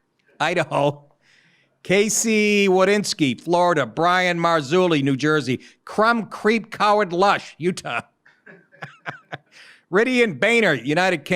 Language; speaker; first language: English; native; English